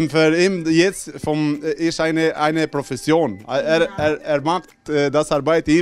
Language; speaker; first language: German; non-native, learner; Albanian